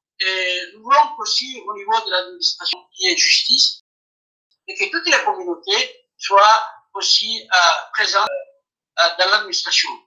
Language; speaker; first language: French; non-native, local second language; Afar